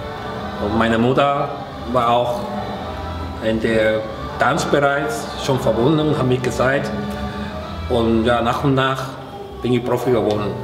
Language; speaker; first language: German; non-native, fluent; Spanish